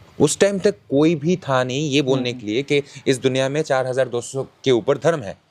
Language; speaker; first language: Hindi; non-native, local second language; Bangla